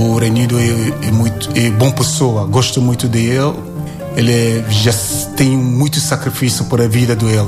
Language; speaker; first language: Portuguese; non-native, learner; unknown